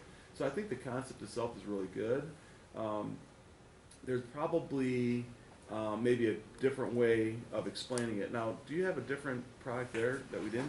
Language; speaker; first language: English; native; English